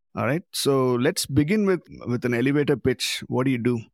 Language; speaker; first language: English; non-native, local second language; Tamil